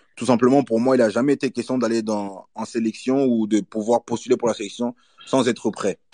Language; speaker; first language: French; early bilingual, other home language; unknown